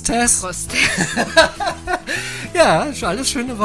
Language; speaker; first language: German; native; German